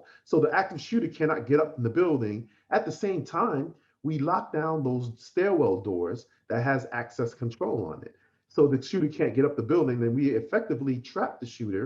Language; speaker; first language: English; native; English